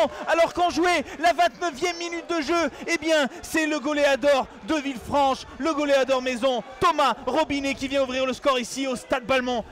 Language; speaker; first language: French; native; French